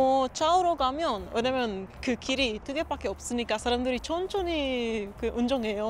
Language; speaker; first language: Korean; non-native, learner; Papiamento